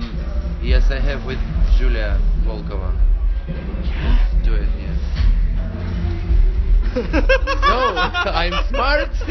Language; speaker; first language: English; non-native, learner; Russian